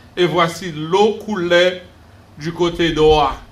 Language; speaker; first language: French; native; French